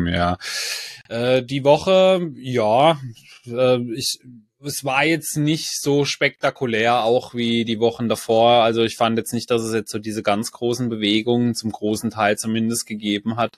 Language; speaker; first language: German; native; German